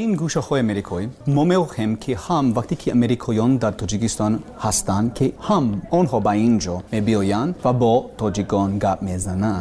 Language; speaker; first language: Persian; non-native, learner; English